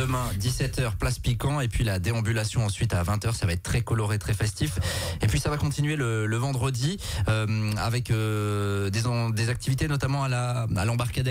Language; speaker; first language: French; native; French